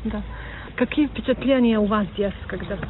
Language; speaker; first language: Russian; non-native, learner; Serbian